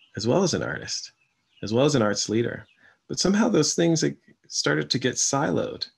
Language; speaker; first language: English; native; English